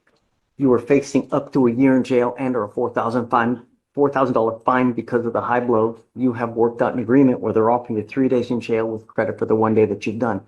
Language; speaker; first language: English; native; English